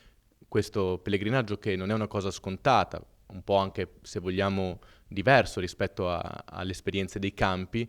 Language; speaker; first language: Italian; native; Italian